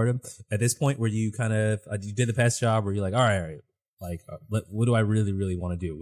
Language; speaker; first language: English; native; English